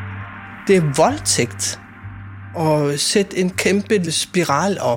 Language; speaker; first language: Swedish; non-native, fluent; Kalaallisut